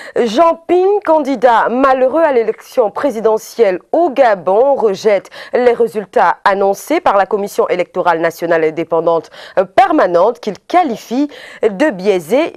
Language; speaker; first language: French; non-native, local second language; Arabic